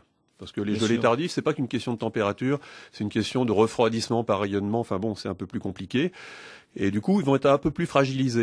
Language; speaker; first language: French; native; French